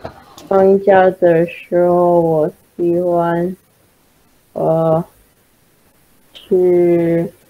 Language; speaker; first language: Chinese; non-native, learner; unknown